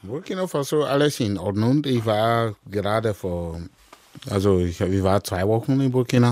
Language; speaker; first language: German; non-native, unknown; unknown